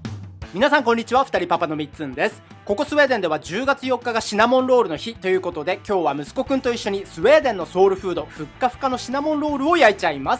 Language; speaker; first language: Japanese; native; Japanese